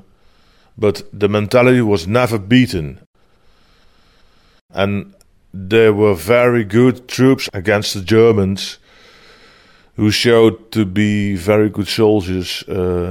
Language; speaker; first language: English; non-native, fluent; Dutch